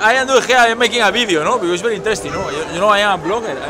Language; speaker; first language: English; non-native, learner; Spanish